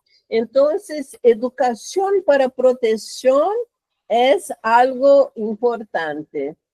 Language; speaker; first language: Spanish; non-native, learner; Portuguese